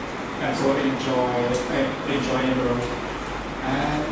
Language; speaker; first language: English; non-native, learner; Thai